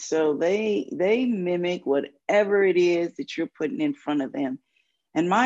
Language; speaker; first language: English; native; English